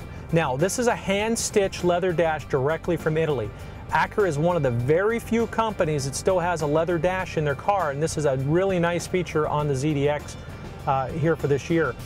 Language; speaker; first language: English; native; English